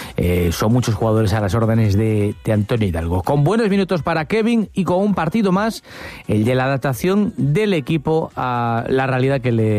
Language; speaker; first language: Spanish; native; Spanish